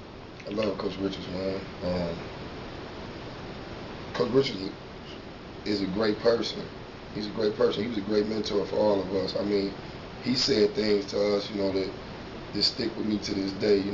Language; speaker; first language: English; native; English